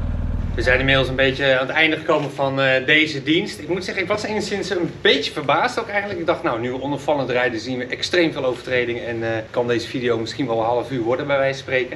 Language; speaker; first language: Dutch; native; Dutch